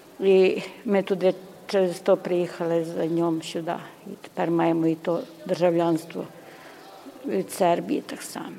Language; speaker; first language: Ukrainian; early bilingual, heritage; Ukrainian